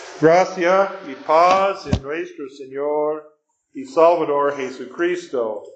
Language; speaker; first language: Spanish; non-native, fluent; English